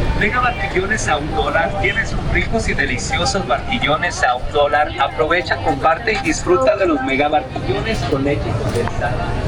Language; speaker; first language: Spanish; native; Spanish